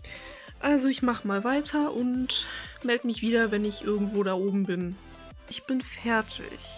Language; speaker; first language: German; native; German